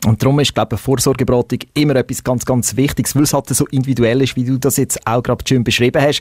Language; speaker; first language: German; native; German